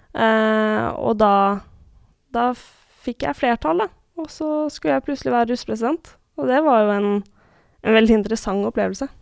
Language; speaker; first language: Norwegian; native; Norwegian